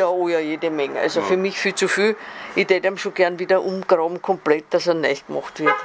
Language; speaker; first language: German; native; German